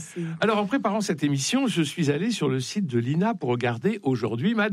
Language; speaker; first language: French; native; French